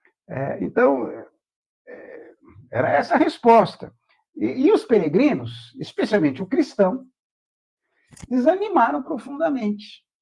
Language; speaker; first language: Portuguese; native; Portuguese